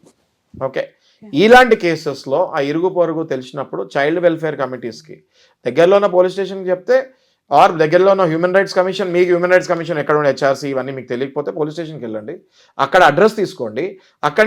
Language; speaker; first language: Telugu; native; Telugu